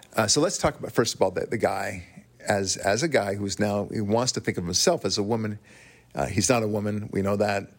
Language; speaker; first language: English; non-native, fluent; Hebrew